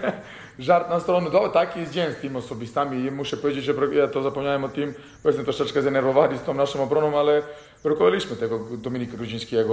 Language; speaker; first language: Polish; non-native, fluent; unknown